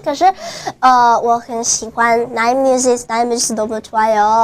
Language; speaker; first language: Chinese; non-native, learner; Korean